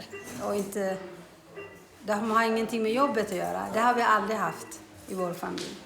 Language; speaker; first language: Swedish; early bilingual, other home language; Amharic